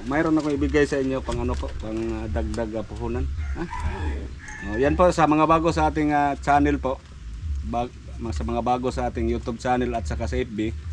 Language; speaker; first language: Filipino; non-native, local second language; Cebuano